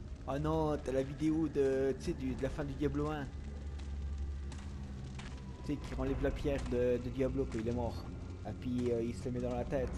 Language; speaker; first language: French; native; French